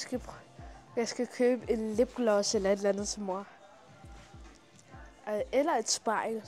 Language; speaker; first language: Danish; early bilingual, other home language; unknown